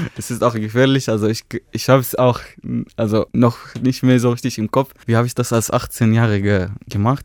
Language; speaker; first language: German; non-native, fluent; Arabic